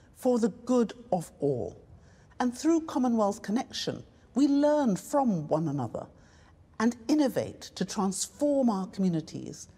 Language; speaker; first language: English; native; English